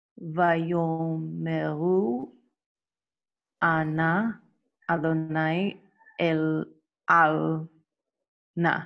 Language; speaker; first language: Hebrew; non-native, learner; English